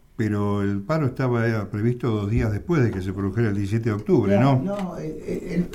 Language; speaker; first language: Spanish; native; Spanish